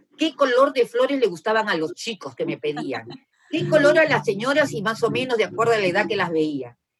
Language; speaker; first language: Spanish; native; Spanish